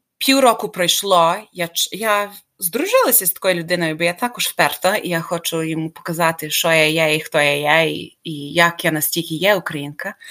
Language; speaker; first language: Ukrainian; early bilingual, heritage; Ukrainian